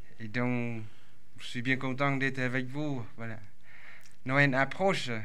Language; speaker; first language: French; non-native, fluent; Vietnamese